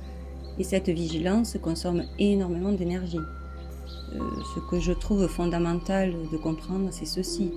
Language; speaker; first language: French; native; French